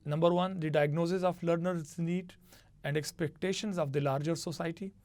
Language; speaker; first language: English; non-native, local second language; Urdu